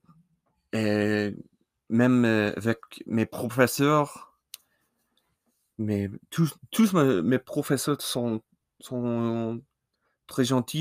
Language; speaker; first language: French; non-native, learner; English